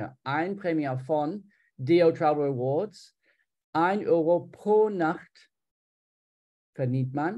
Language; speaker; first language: German; non-native, fluent; English